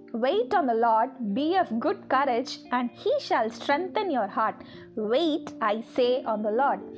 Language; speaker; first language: English; non-native, local second language; Tamil